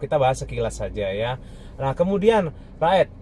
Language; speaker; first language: Indonesian; native; Indonesian